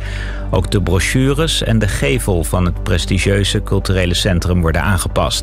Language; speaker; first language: Dutch; native; Dutch